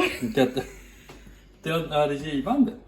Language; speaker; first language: Swedish; early bilingual, other home language; Ukrainian